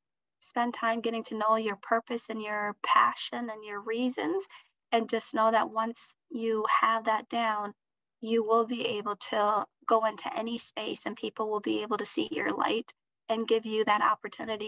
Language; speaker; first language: English; early bilingual, other home language; Somali